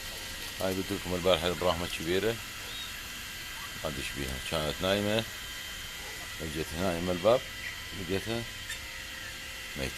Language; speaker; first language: Arabic; native; Arabic